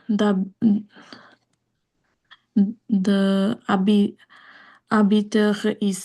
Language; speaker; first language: French; non-native, learner; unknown